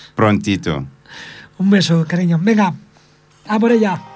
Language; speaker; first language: Spanish; non-native, fluent; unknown